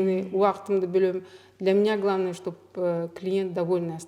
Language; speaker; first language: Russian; non-native, local second language; Kyrgyz